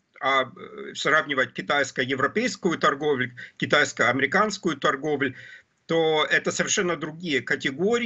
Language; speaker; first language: Russian; non-native, fluent; German